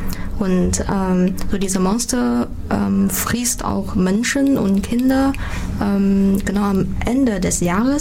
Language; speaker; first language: German; non-native, fluent; Chinese